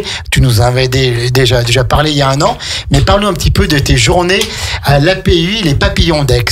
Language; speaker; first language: French; native; French